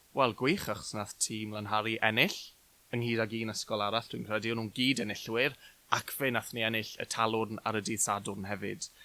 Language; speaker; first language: Welsh; native; Welsh